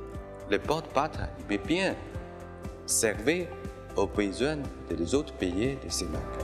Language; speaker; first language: French; non-native, fluent; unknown